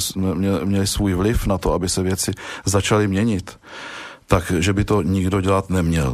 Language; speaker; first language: Czech; native; Czech